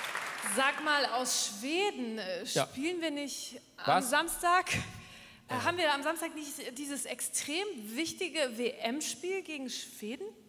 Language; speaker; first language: German; native; German